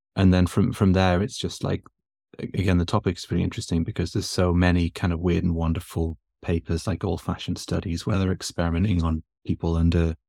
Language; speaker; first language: English; native; English